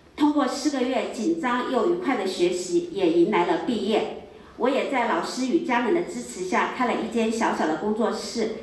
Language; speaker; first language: Chinese; native; Chinese